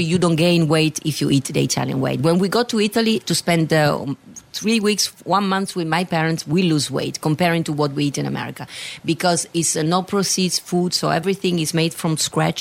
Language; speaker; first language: English; non-native, fluent; Italian